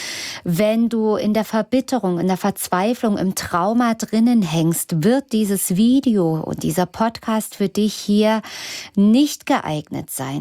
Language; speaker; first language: German; native; German